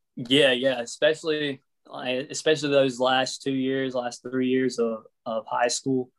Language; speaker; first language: English; native; English